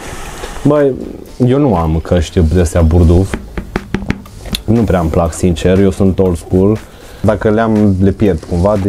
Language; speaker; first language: Romanian; native; Romanian